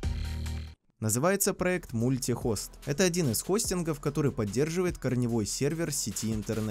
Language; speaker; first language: Russian; native; Russian